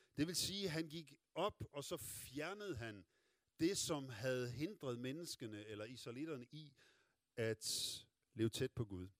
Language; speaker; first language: Danish; native; Danish